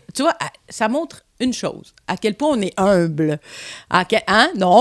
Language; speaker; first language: French; native; French